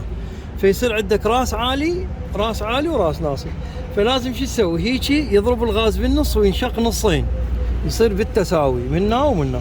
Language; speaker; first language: Arabic; native; Arabic